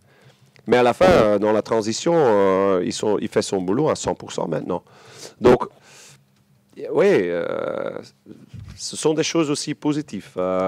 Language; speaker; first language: French; non-native, local second language; Dutch